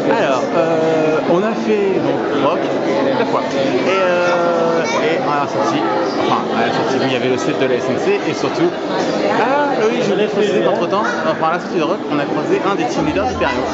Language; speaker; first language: French; native; French